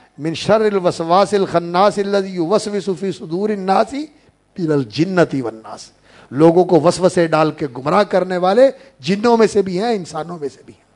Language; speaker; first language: Urdu; non-native, local second language; Punjabi